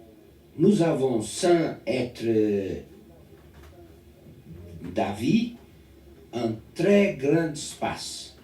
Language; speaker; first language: French; non-native, learner; Portuguese